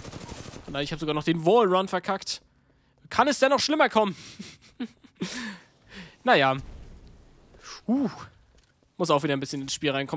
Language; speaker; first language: German; native; German